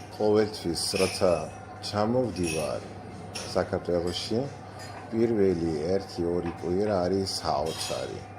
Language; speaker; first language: Georgian; non-native, fluent; German